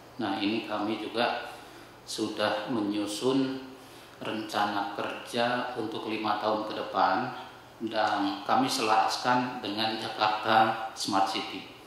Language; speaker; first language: Indonesian; native; Indonesian